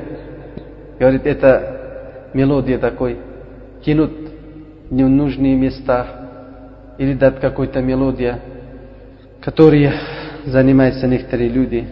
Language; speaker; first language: Russian; non-native, learner; Uzbek